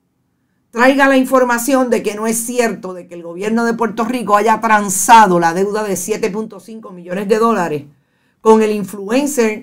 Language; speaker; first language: Spanish; native; Spanish